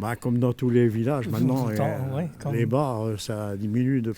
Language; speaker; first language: French; native; French